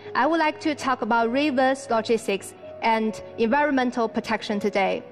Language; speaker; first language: English; non-native, fluent; Chinese